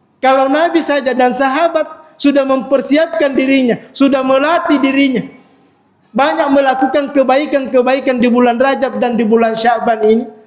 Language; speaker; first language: Malay; non-native, local second language; Buginese